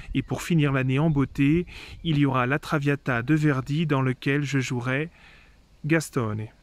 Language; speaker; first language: French; native; French